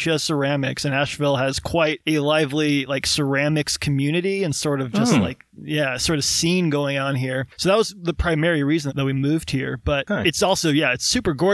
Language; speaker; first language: English; native; English